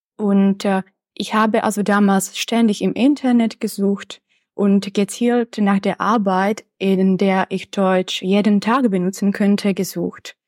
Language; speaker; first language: German; non-native, fluent; Czech